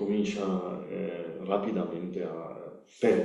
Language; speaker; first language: Italian; non-native, learner; Spanish